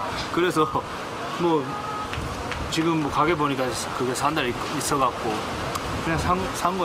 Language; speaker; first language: Korean; early bilingual, heritage; Japanese